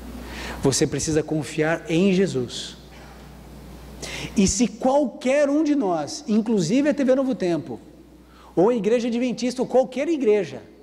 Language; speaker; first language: Portuguese; native; Portuguese